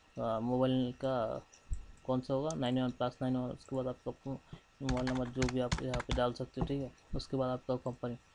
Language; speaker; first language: Hindi; non-native, local second language; Bangla